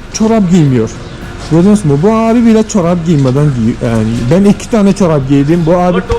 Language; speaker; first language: Turkish; non-native, fluent; Malayalam